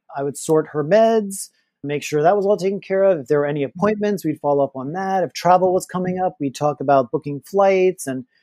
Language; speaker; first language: English; native; English